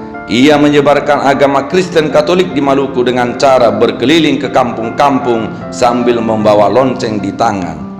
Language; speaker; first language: Indonesian; native; Indonesian